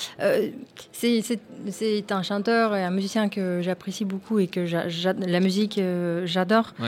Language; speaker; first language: French; non-native, fluent; Russian